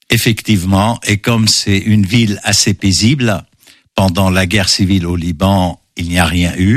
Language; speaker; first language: French; non-native, local second language; Arabic